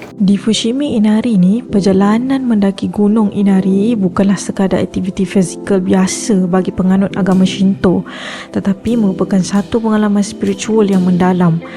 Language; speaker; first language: Malay; native; Malay